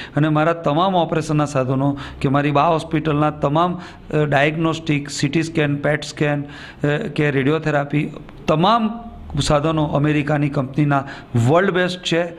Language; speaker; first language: Gujarati; native; Gujarati